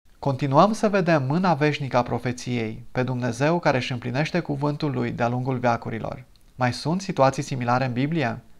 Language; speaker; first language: Romanian; non-native, fluent; English